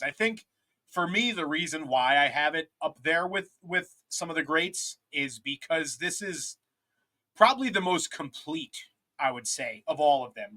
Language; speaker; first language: English; native; English